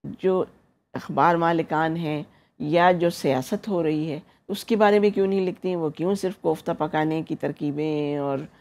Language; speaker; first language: Urdu; native; Urdu